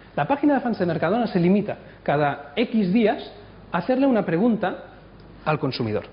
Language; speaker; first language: Spanish; non-native, local second language; Catalan